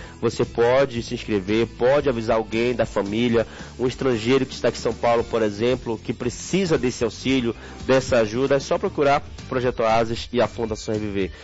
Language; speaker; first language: Portuguese; native; Portuguese